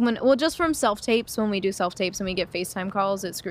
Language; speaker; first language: English; native; English